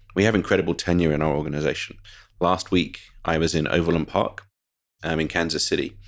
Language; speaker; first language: English; native; English